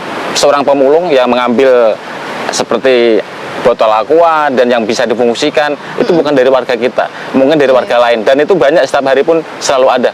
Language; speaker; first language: Indonesian; native; Indonesian